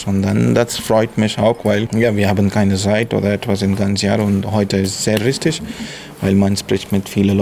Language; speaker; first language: German; non-native, learner; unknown